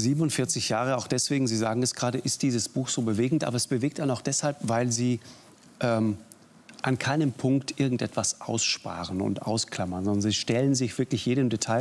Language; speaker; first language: German; native; German